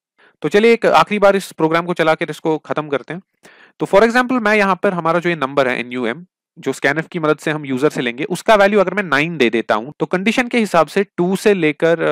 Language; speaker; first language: Hindi; non-native, local second language; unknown